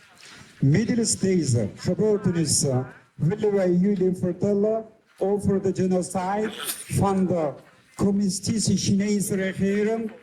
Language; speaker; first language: Dutch; non-native, fluent; Uyghur